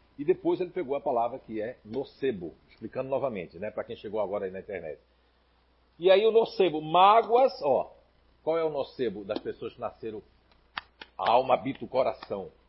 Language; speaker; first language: Portuguese; native; Portuguese